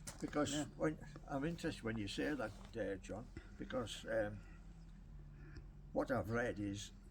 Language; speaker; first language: English; native; English